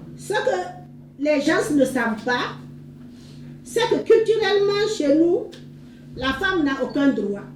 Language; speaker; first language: French; non-native, local second language; Fula